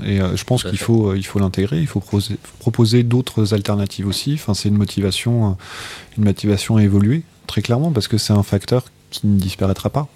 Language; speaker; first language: French; native; French